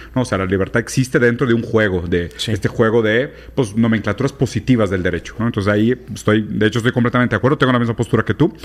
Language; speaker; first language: Spanish; native; Spanish